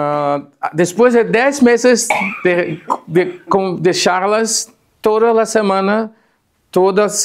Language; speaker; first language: Spanish; non-native, fluent; Portuguese